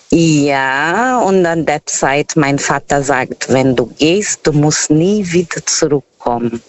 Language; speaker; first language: German; non-native, learner; Portuguese